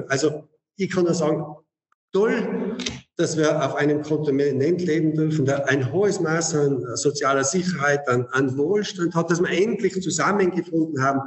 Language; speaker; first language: German; native; German